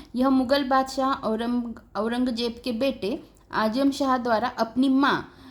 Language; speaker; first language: Hindi; non-native, local second language; Marathi